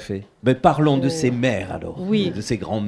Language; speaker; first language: French; native; French